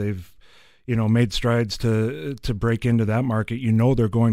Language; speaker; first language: English; native; English